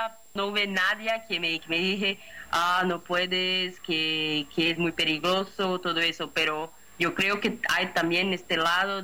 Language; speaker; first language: Spanish; non-native, fluent; Portuguese